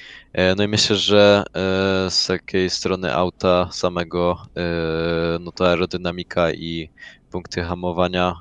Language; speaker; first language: Polish; native; Polish